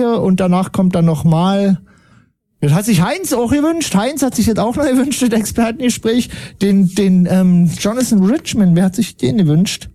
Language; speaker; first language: German; native; German